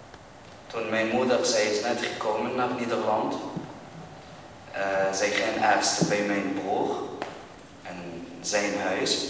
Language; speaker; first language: Dutch; non-native, learner; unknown